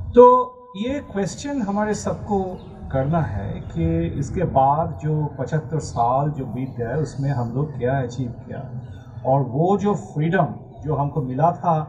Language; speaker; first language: Hindi; non-native, local second language; Bangla